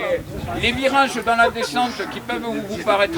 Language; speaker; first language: French; native; French